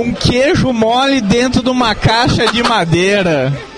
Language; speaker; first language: Portuguese; native; Portuguese